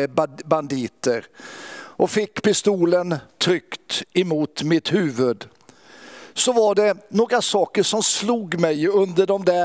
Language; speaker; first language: Swedish; native; Swedish